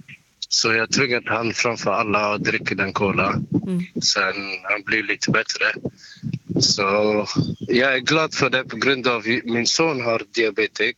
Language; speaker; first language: Swedish; non-native, learner; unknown